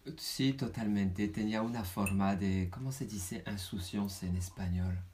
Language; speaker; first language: Spanish; non-native, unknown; French